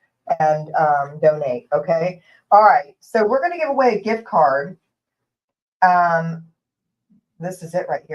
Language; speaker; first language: English; native; English